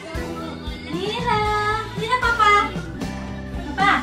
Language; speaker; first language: Spanish; non-native, learner; Cebuano